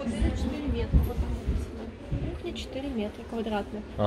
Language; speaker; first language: Russian; native; Russian